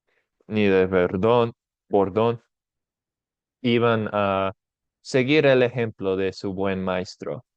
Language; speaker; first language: Spanish; non-native, fluent; English